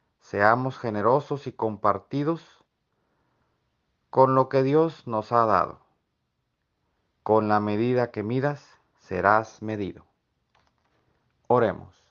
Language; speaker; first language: Spanish; native; Spanish